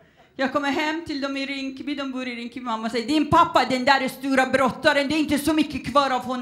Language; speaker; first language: Swedish; non-native, fluent; Persian